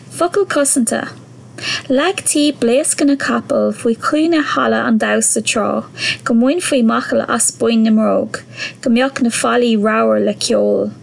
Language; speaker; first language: Irish; non-native, local second language; English